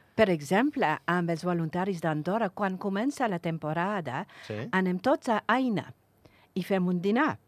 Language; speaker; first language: Catalan; non-native, fluent; English